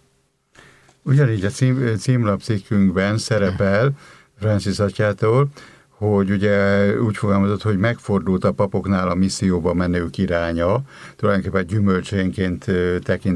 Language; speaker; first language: Hungarian; native; Hungarian